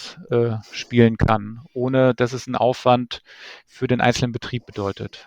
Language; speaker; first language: German; native; German